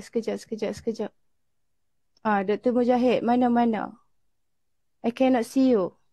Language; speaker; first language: English; non-native, local second language; Malay